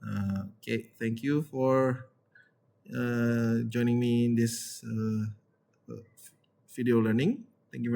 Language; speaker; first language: English; non-native, fluent; Indonesian